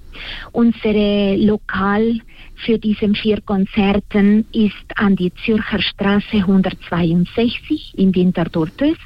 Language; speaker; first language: German; non-native, fluent; Spanish